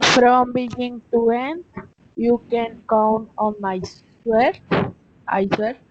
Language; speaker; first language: English; non-native, learner; Spanish